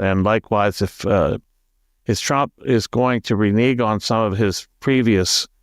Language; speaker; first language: English; native; English